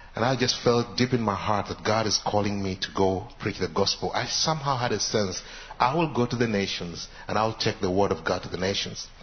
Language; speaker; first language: English; non-native, local second language; Ganda